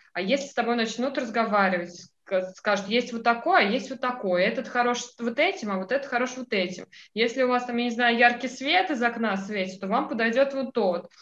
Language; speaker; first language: Russian; native; Russian